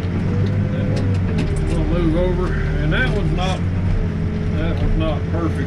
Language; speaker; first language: English; native; English